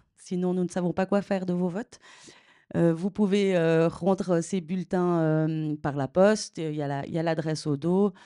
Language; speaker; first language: French; native; French